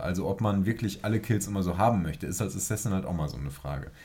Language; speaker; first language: German; native; German